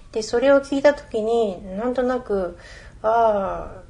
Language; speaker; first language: Japanese; early bilingual, other home language; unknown